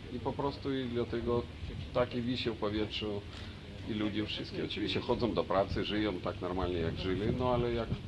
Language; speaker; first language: Polish; non-native, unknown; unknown